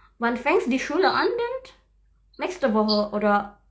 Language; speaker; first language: German; non-native, learner; Indonesian